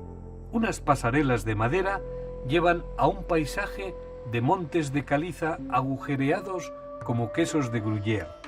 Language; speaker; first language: Spanish; native; Spanish